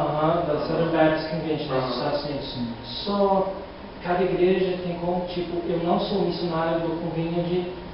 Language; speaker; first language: Portuguese; non-native, learner; English